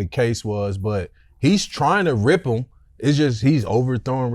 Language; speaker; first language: English; native; English